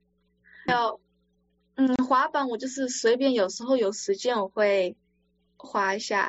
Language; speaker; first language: Chinese; early bilingual, other home language; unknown